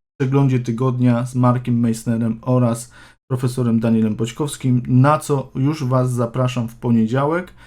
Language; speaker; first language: Polish; native; Polish